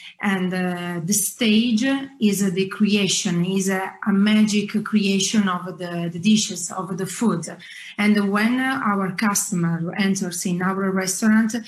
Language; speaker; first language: English; non-native, fluent; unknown